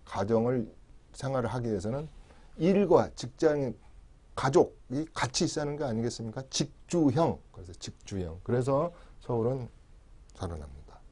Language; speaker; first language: Korean; native; Korean